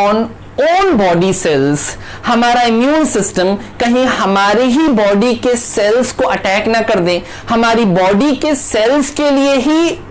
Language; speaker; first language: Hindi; native; Hindi